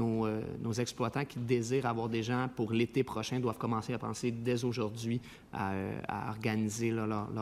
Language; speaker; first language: French; native; French